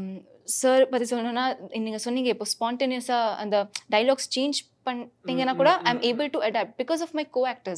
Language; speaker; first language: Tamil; non-native, fluent; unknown